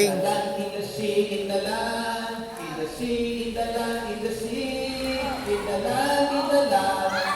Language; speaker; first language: English; non-native, fluent; Filipino